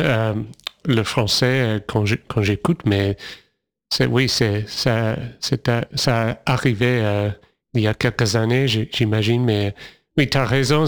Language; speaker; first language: French; non-native, fluent; English